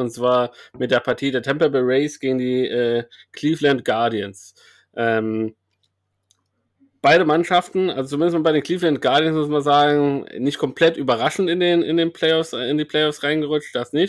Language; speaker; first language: German; native; German